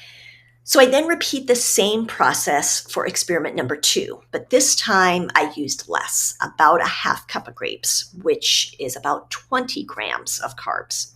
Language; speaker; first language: English; native; English